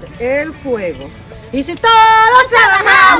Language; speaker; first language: Spanish; native; Spanish